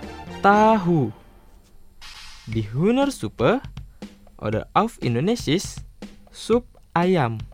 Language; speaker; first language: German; non-native, fluent; Indonesian